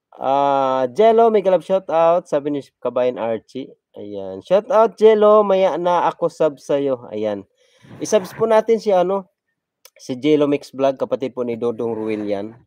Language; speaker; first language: Filipino; non-native, local second language; Cebuano